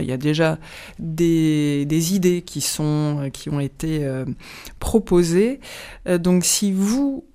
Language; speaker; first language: French; native; French